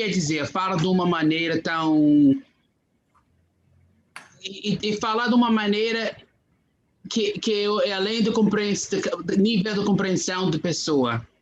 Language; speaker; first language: Portuguese; non-native, fluent; English